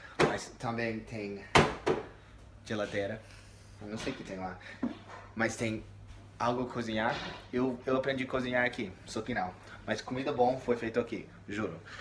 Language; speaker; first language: Portuguese; non-native, learner; English